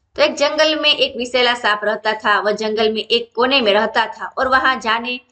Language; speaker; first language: Hindi; non-native, local second language; Gujarati